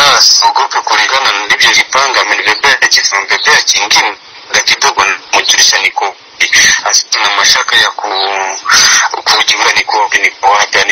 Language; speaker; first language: Swahili; non-native, local second language; Kinyarwanda